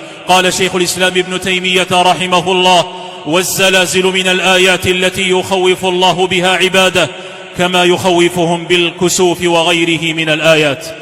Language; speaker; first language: Arabic; native; Arabic